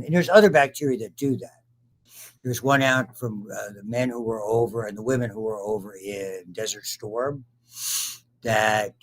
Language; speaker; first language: English; native; English